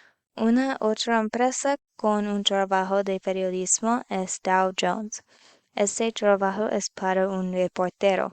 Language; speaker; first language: Spanish; non-native, learner; English